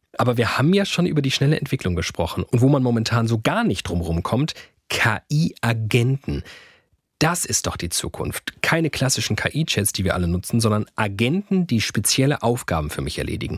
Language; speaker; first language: German; native; German